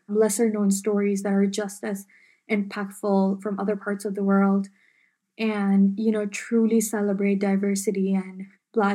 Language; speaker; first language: English; non-native, local second language; Urdu